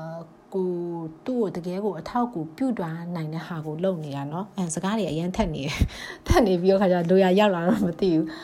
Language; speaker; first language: Burmese; non-native, local second language; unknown